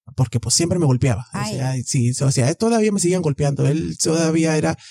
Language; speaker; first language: Spanish; early bilingual, heritage; Spanish